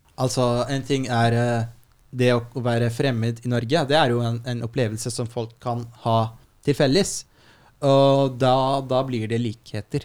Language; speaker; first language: Norwegian; non-native, fluent; Arabic